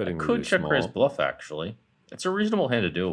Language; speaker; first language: English; native; English